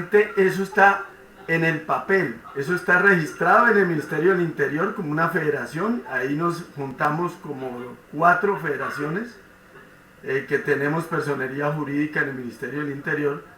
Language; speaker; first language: Spanish; native; Spanish